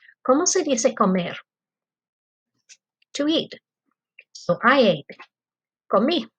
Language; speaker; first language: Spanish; non-native, fluent; English